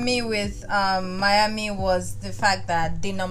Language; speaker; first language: English; non-native, local second language; Yoruba